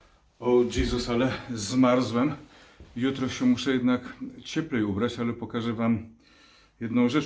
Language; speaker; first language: Polish; native; Polish